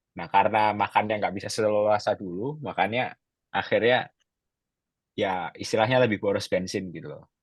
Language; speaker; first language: Indonesian; native; Indonesian